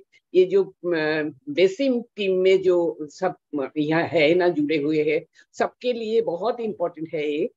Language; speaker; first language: Hindi; non-native, local second language; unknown